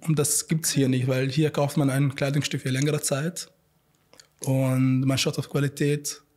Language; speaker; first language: German; non-native, fluent; Arabic